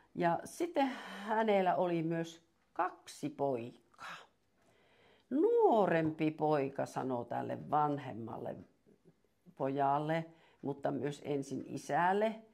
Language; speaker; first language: Finnish; native; Finnish